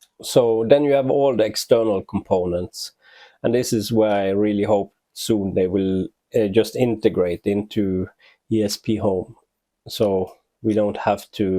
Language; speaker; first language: English; non-native, fluent; Norwegian